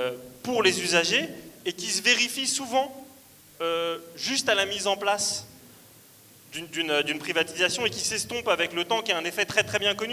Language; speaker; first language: French; native; French